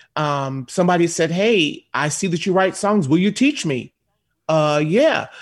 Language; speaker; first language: English; native; English